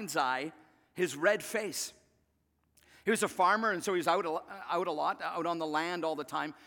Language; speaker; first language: English; native; English